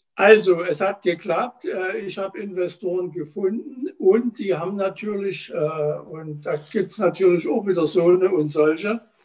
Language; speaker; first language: German; native; German